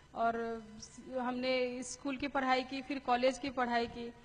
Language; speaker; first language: Hindi; native; Hindi